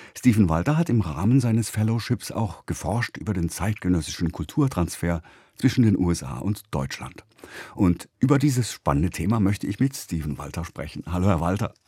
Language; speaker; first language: German; native; German